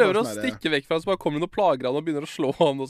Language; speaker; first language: Norwegian; native; Norwegian